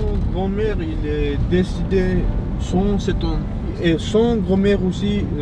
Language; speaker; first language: French; non-native, learner; Georgian